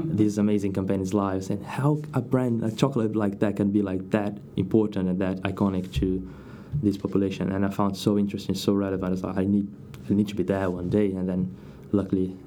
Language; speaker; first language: English; non-native, fluent; Portuguese